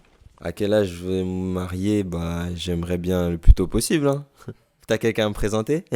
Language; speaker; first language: French; early bilingual, other home language; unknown